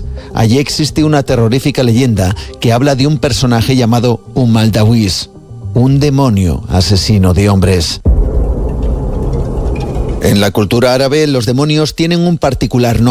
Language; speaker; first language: Spanish; native; Spanish